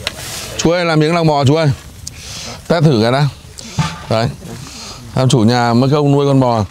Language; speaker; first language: Vietnamese; native; Vietnamese